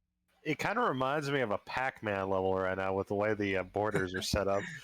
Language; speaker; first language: English; native; English